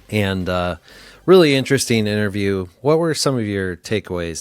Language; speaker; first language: English; native; English